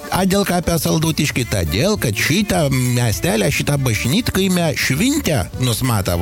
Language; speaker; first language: Lithuanian; native; Lithuanian